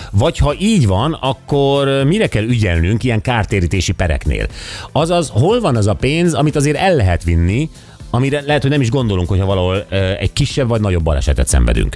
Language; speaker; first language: Hungarian; native; Hungarian